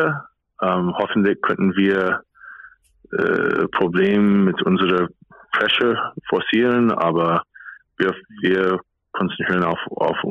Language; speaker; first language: German; non-native, fluent; English